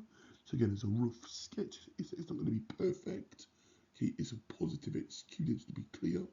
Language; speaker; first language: English; native; English